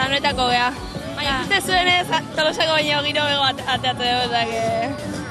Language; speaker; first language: Basque; native; Basque